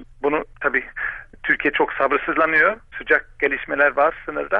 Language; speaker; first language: Turkish; non-native, fluent; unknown